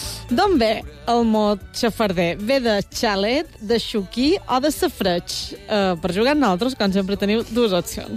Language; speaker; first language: Catalan; native; Catalan